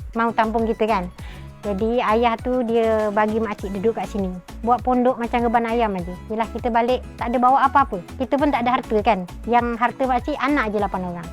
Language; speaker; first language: Malay; native; Malay